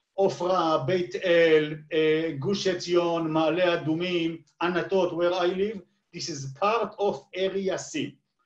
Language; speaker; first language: English; non-native, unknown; Hebrew